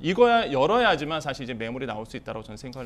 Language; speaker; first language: Korean; native; Korean